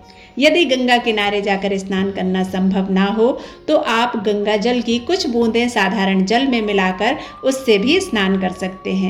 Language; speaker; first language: Hindi; native; Hindi